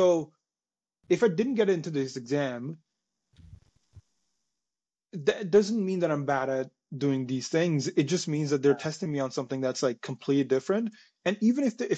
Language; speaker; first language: English; non-native, local second language; Punjabi